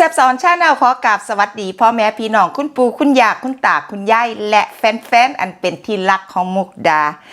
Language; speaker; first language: Thai; native; Thai